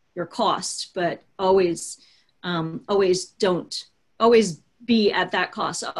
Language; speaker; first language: English; native; English